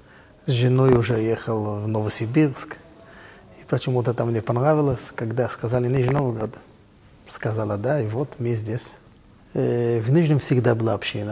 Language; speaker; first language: Russian; non-native, fluent; Hebrew